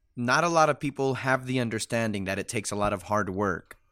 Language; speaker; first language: English; early bilingual, other home language; Spanish